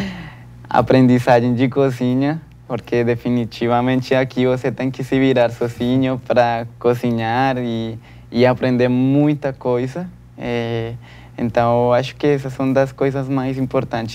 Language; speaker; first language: Portuguese; non-native, learner; Spanish